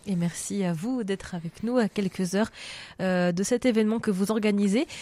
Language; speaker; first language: French; native; French